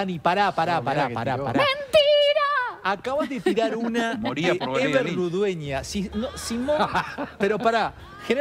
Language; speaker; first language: Spanish; native; Spanish